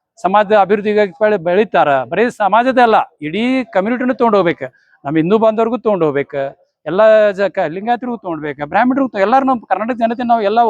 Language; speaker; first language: Kannada; non-native, local second language; Urdu